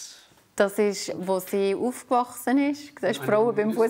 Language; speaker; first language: German; native; German